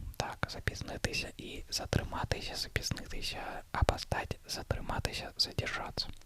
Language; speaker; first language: Ukrainian; non-native, learner; Russian